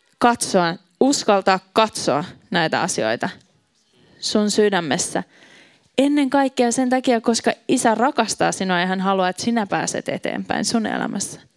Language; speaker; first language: Finnish; native; Finnish